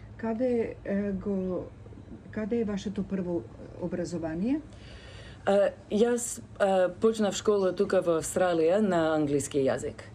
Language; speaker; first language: Macedonian; early bilingual, other home language; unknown